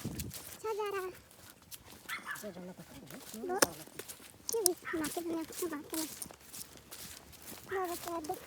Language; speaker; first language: Italian; non-native, learner; Filipino